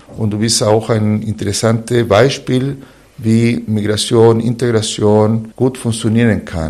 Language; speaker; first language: German; non-native, fluent; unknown